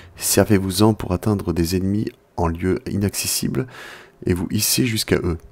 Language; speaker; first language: French; native; French